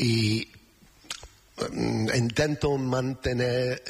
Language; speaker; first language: Spanish; non-native, learner; English